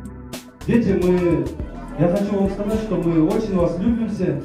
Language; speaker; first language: Russian; non-native, local second language; Kazakh